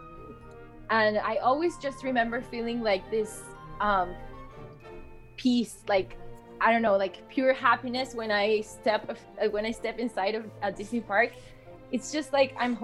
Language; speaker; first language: English; non-native, fluent; Spanish